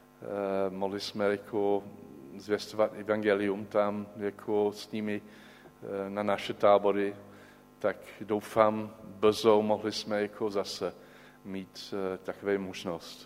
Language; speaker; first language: Czech; non-native, learner; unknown